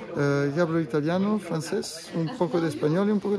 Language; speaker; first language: Spanish; non-native, learner; Italian